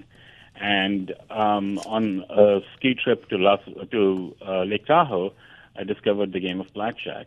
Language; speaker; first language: English; non-native, local second language; Hindi